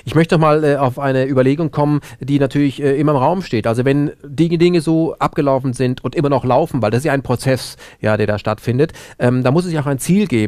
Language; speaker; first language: German; native; German